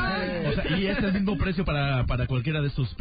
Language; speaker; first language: Spanish; native; Spanish